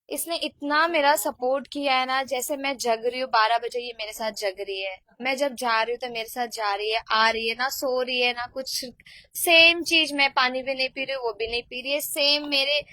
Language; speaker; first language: Hindi; non-native, local second language; Marathi